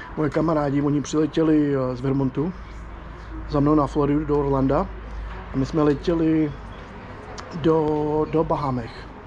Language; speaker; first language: Czech; non-native, fluent; English